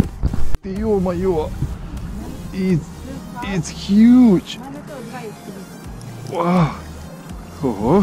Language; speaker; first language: English; non-native, learner; Ukrainian